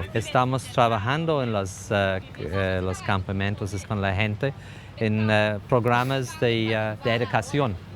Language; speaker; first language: Spanish; non-native, fluent; English